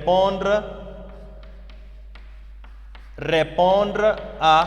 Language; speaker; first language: French; non-native, learner; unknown